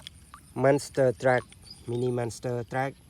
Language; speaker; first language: English; non-native, learner; Indonesian